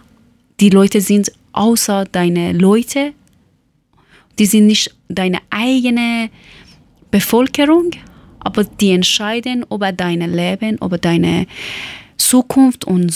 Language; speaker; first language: German; non-native, learner; Persian